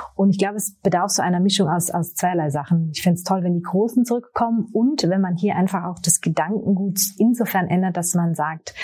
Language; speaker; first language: German; native; German